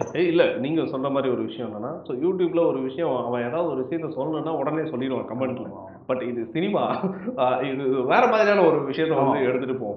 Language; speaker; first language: Tamil; native; Tamil